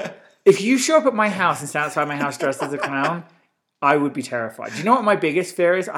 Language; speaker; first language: English; native; English